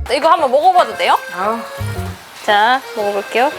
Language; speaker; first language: Korean; non-native, fluent; German